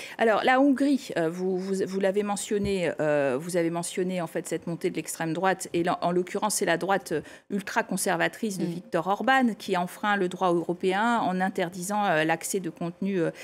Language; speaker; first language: French; native; French